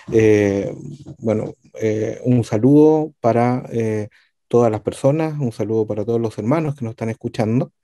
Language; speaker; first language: Spanish; native; Spanish